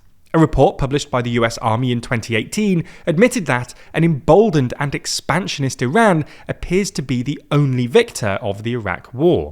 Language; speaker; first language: English; native; English